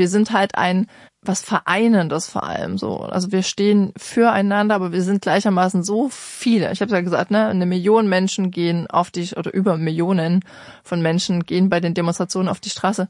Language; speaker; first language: German; native; German